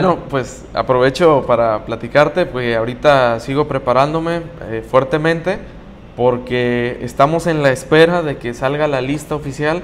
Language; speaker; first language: Spanish; native; Spanish